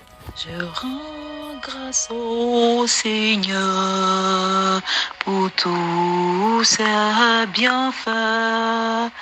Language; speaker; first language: French; native; French